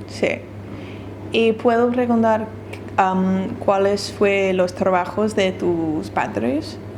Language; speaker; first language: Spanish; non-native, learner; English